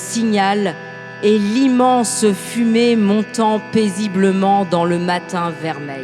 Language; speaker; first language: French; native; French